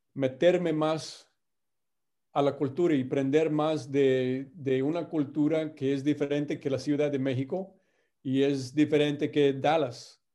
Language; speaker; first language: Spanish; non-native, fluent; English